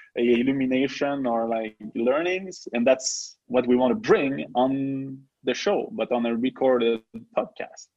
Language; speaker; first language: English; non-native, fluent; French